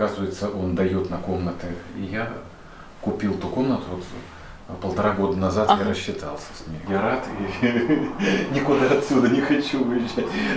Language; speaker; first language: Russian; native; Russian